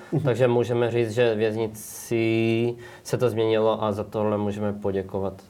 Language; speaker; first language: Czech; native; Czech